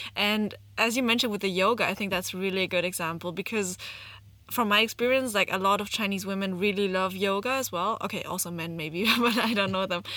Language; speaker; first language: English; non-native, fluent; German